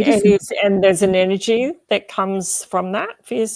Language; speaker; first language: English; native; English